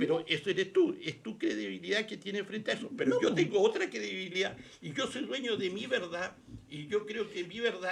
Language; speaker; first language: Spanish; native; Spanish